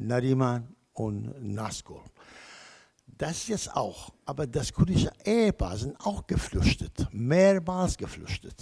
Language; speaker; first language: German; non-native, learner; Kurdish